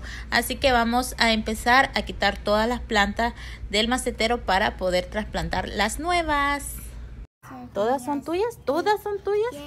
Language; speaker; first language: Spanish; native; Spanish